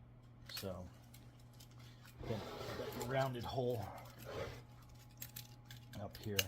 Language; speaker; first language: English; native; English